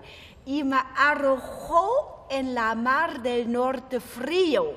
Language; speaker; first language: Spanish; non-native, fluent; German